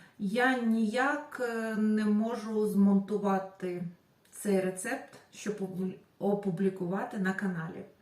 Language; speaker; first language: Ukrainian; non-native, local second language; Russian